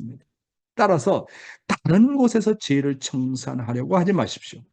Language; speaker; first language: Korean; native; Korean